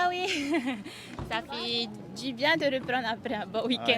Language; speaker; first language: French; native; French